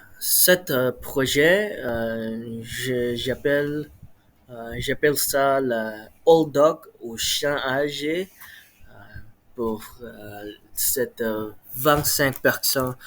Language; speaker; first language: French; non-native, learner; Malay